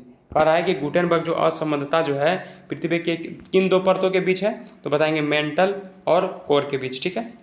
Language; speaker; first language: Hindi; native; Hindi